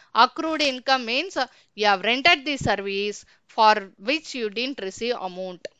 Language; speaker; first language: English; non-native, local second language; Tamil